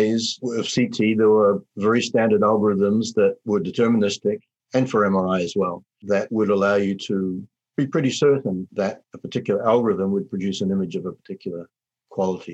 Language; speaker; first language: English; native; English